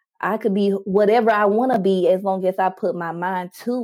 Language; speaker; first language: English; native; English